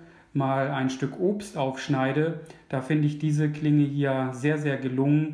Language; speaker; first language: German; native; German